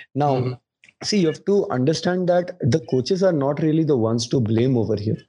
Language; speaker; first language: English; non-native, local second language; Hindi